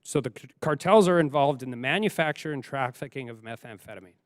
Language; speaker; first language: English; native; English